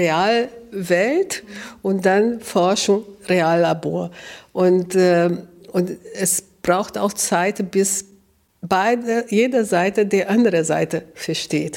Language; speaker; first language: German; non-native, fluent; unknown